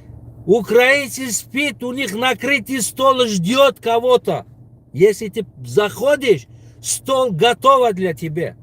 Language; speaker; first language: Russian; non-native, local second language; Tajik